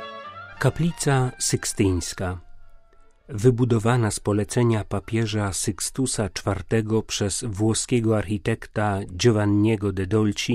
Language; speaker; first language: Polish; native; Polish